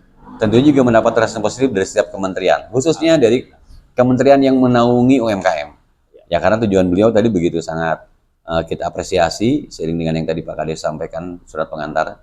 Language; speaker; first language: Indonesian; non-native, local second language; Sundanese